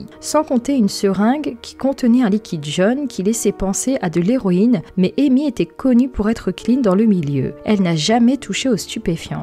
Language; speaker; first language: French; native; French